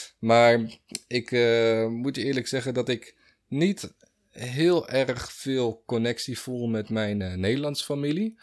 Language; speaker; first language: Dutch; native; Dutch